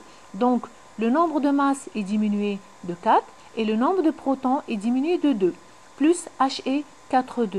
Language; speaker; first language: French; non-native, local second language; Arabic